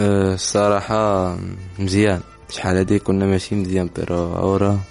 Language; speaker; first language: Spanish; non-native, learner; Arabic